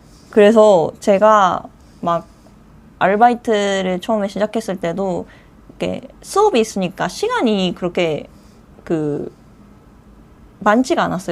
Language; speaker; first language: Korean; non-native, fluent; Japanese